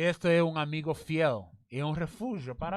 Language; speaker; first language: Portuguese; non-native, learner; English